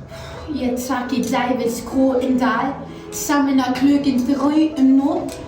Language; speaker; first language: Danish; non-native, learner; Icelandic